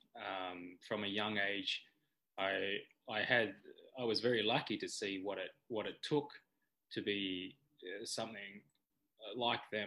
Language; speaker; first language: English; native; English